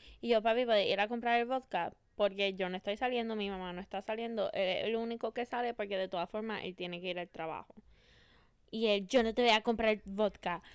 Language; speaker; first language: Spanish; early bilingual, other home language; English